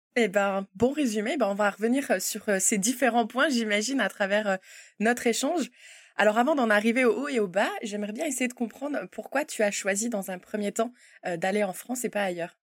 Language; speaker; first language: French; native; French